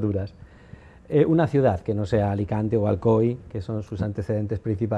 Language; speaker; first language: Spanish; native; Spanish